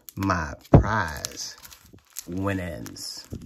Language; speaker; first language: English; native; English